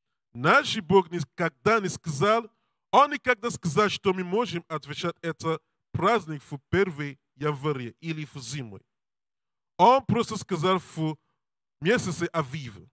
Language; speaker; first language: Russian; non-native, learner; English